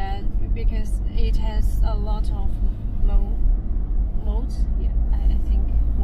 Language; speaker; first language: English; non-native, learner; Chinese